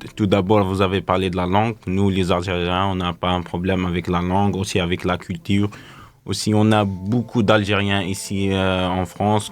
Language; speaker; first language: French; non-native, local second language; Kabyle